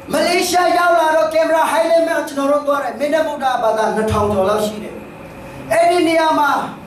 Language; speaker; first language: Burmese; non-native, local second language; Tedim Chin